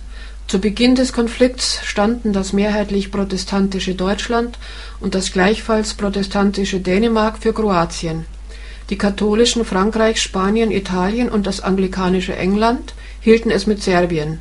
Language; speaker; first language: German; native; German